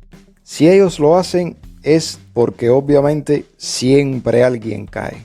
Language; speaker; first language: Spanish; native; Spanish